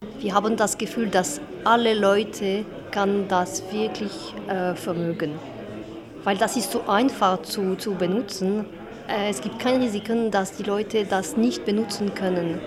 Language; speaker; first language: German; non-native, local second language; French